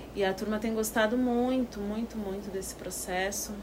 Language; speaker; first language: Portuguese; native; Portuguese